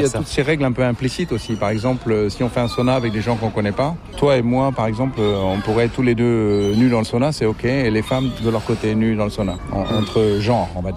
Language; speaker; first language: French; non-native, fluent; Finnish